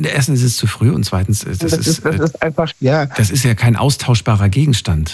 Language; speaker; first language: German; native; German